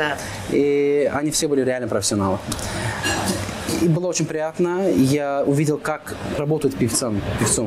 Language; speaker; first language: Russian; non-native, fluent; Azerbaijani